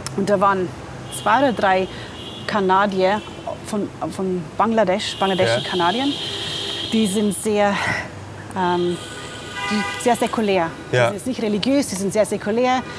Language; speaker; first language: German; native; German